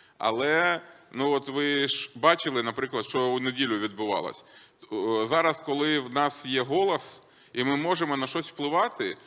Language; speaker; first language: Ukrainian; non-native, local second language; Russian